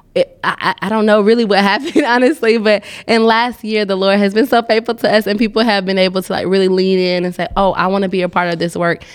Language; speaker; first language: English; native; English